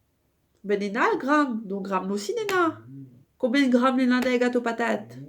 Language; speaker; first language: French; native; French